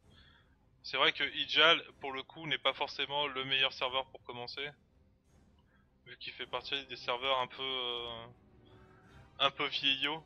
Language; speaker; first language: French; native; French